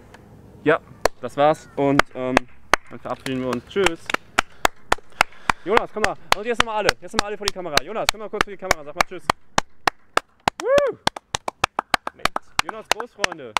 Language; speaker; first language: German; native; German